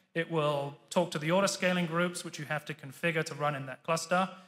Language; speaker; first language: English; native; English